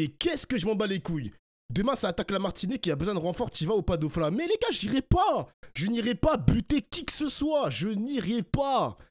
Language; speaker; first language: French; early bilingual, other home language; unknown